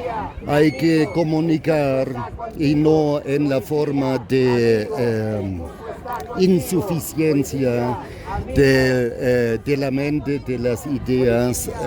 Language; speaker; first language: Spanish; non-native, fluent; German